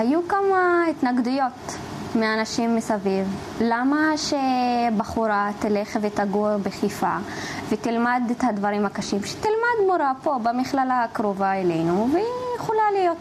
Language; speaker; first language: Hebrew; non-native, local second language; Arabic